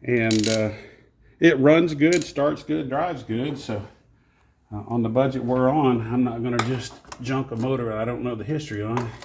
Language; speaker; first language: English; native; English